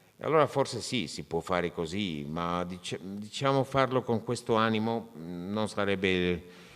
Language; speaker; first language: Italian; non-native, fluent; Spanish